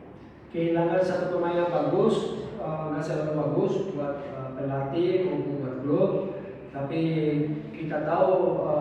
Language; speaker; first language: Indonesian; non-native, fluent; Portuguese